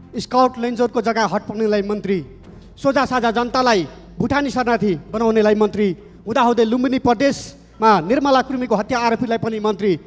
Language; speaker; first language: Nepali; non-native, local second language; Rana Tharu